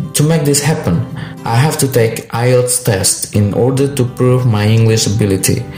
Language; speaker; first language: English; non-native, learner; Indonesian